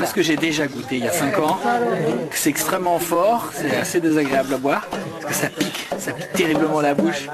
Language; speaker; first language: French; native; French